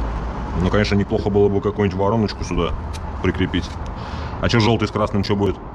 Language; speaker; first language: Russian; native; Russian